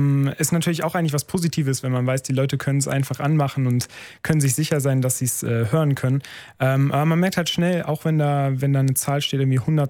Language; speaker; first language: German; native; German